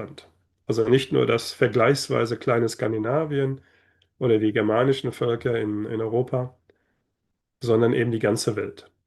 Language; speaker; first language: German; native; German